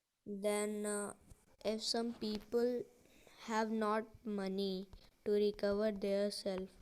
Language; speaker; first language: English; non-native, learner; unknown